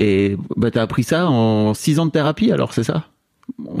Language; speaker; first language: French; native; French